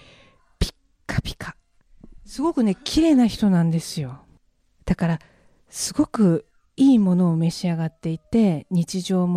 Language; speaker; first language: Japanese; native; Japanese